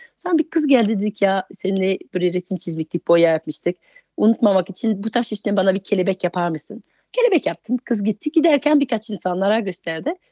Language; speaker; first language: Turkish; non-native, fluent; French